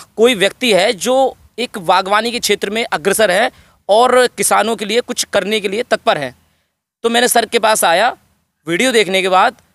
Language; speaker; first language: Hindi; native; Hindi